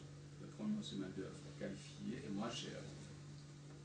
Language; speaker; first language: French; non-native, fluent; Chinese